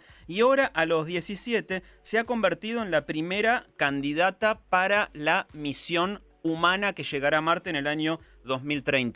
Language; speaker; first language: Spanish; native; Spanish